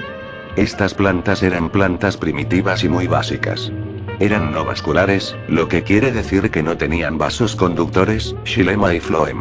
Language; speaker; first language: Spanish; native; Spanish